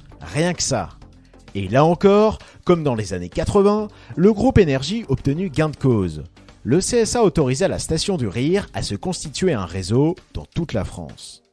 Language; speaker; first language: French; native; French